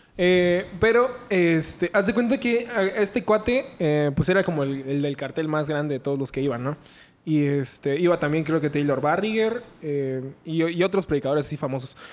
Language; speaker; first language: Spanish; native; Spanish